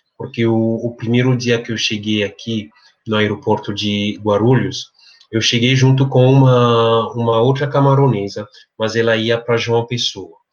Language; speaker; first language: Portuguese; non-native, fluent; French